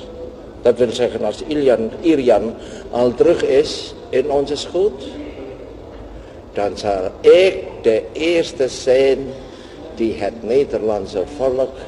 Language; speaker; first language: Dutch; non-native, local second language; Javanese